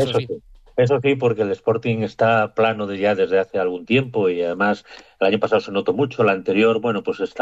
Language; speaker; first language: Spanish; native; Spanish